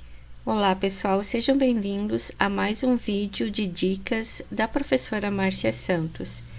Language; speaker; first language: Portuguese; native; Portuguese